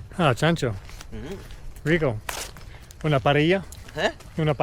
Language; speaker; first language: Spanish; non-native, learner; English